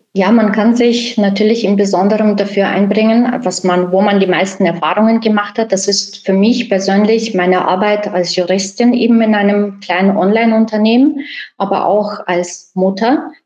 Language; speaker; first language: German; early bilingual, other home language; Russian